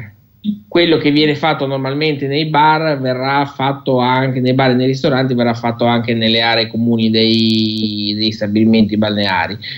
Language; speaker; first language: Italian; native; Italian